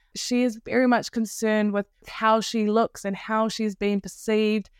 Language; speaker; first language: English; native; English